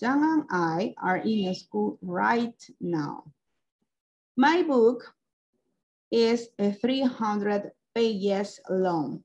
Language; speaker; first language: English; non-native, local second language; Spanish